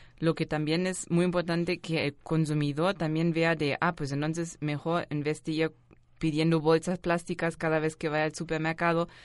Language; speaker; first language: Spanish; non-native, fluent; German